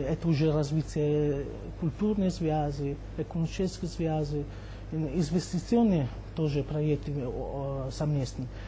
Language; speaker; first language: Russian; non-native, fluent; Italian